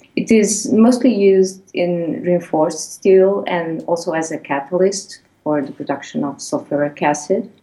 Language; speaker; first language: English; non-native, fluent; Portuguese